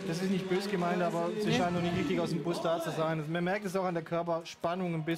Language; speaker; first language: German; native; German